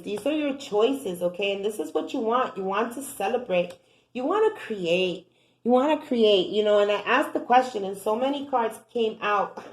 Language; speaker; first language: English; native; English